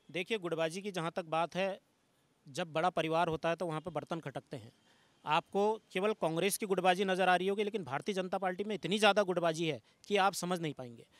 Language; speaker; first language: Hindi; native; Hindi